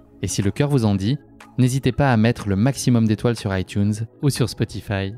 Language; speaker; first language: French; native; French